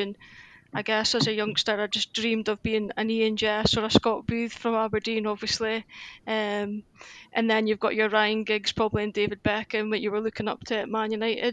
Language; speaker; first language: English; native; English